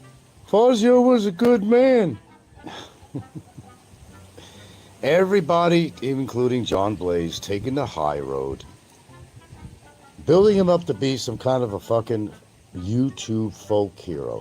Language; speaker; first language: English; native; English